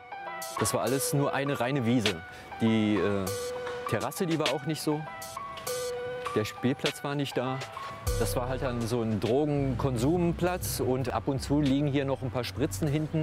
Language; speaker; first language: German; native; German